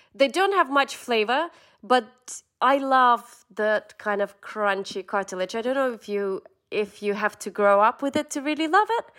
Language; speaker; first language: English; non-native, fluent; Russian